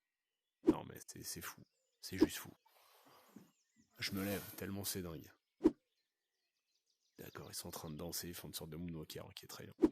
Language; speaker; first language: French; native; French